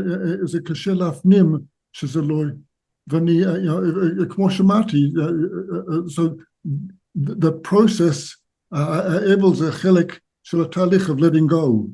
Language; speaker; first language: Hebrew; non-native, fluent; English